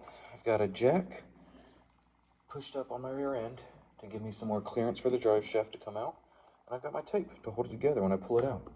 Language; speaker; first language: English; native; English